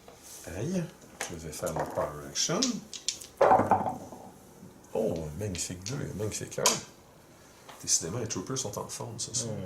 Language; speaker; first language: French; native; French